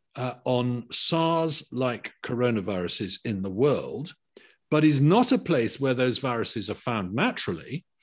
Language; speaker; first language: English; native; English